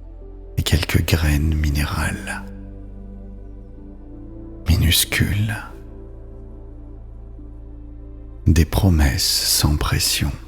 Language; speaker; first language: French; native; French